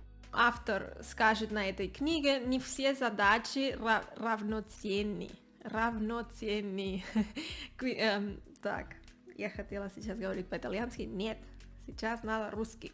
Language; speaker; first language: Russian; non-native, learner; Spanish